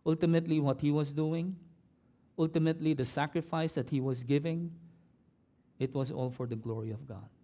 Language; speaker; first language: English; non-native, local second language; Filipino